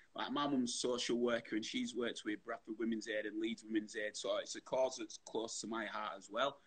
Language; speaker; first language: English; native; English